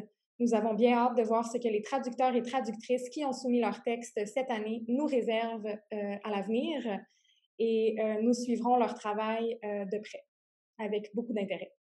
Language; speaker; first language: French; native; French